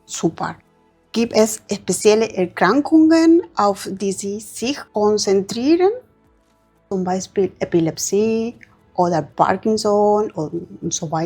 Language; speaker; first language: German; non-native, learner; Spanish